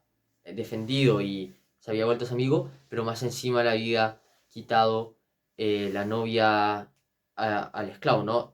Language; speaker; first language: Spanish; native; Spanish